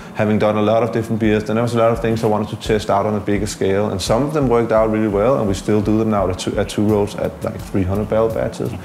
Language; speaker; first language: English; non-native, fluent; Danish